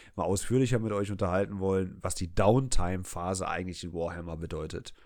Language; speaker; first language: German; non-native, fluent; English